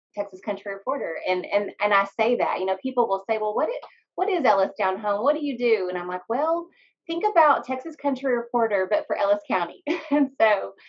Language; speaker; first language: English; native; English